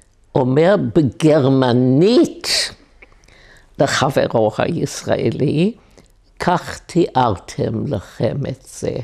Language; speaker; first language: Hebrew; non-native, fluent; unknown